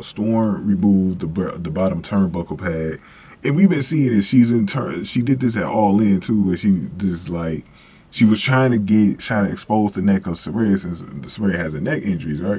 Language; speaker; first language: English; native; English